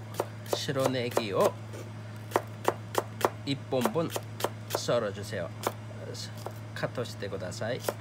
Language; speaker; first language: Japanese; non-native, fluent; Korean